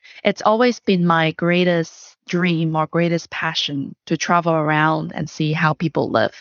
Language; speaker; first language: English; non-native, fluent; Chinese